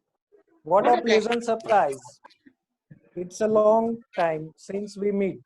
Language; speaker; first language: English; non-native, learner; Gujarati